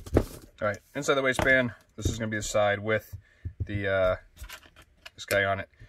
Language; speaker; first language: English; native; English